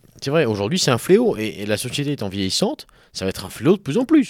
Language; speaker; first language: French; native; French